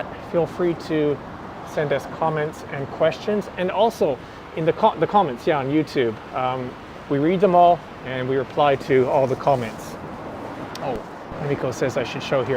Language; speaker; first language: English; non-native, fluent; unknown